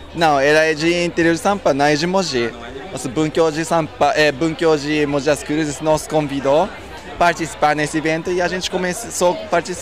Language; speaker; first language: Portuguese; non-native, learner; Japanese